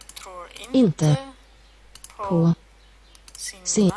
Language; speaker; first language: Swedish; non-native, learner; German